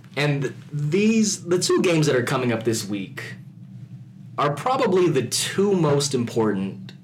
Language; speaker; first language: English; early bilingual, other home language; Filipino